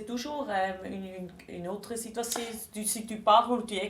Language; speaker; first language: French; non-native, local second language; German